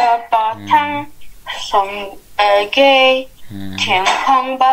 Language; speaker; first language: Chinese; non-native, learner; English